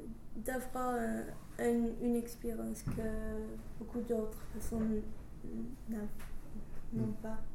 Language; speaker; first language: French; non-native, learner; English